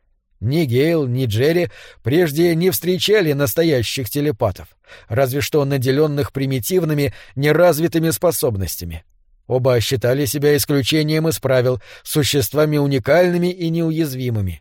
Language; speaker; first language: Russian; native; Russian